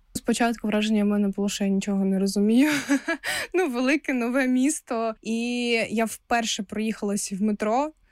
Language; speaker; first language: Ukrainian; non-native, local second language; Russian